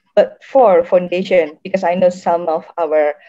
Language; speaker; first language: English; non-native, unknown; Indonesian